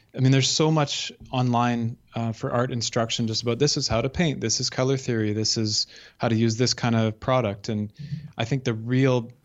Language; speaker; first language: English; native; English